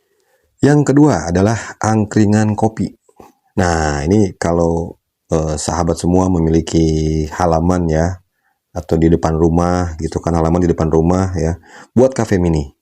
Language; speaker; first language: Indonesian; native; Indonesian